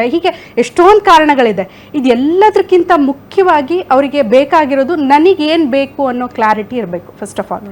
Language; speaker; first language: Kannada; native; Kannada